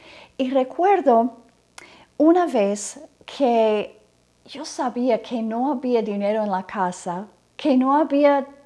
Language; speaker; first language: Spanish; non-native, fluent; English